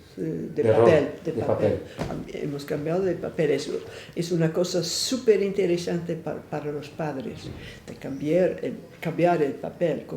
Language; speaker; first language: Spanish; non-native, fluent; English